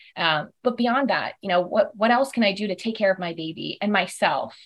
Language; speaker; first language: English; native; English